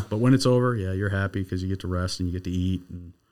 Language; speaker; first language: English; native; English